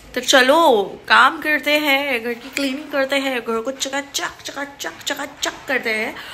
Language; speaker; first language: Hindi; non-native, local second language; Marathi